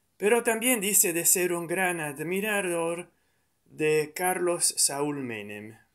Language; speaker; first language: Spanish; non-native, fluent; Italian